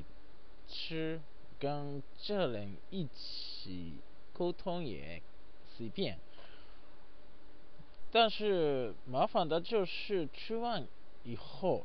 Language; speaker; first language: Chinese; non-native, learner; Japanese